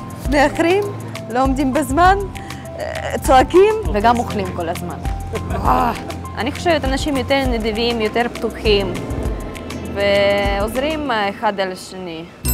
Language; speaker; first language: Hebrew; non-native, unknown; Russian